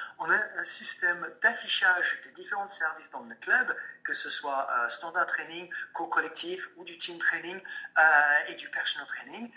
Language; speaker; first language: French; non-native, fluent; English